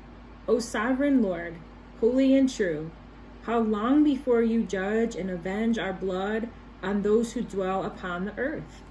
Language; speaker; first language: English; native; English